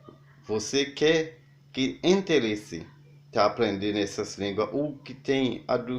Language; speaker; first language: Portuguese; non-native, learner; Haitian Creole